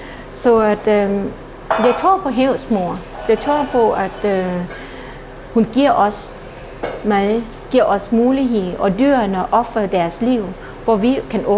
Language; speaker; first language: Danish; non-native, fluent; Thai